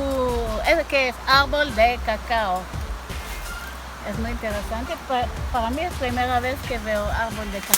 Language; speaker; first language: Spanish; non-native, fluent; Hebrew